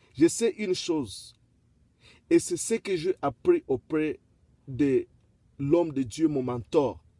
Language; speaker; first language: French; non-native, local second language; Lingala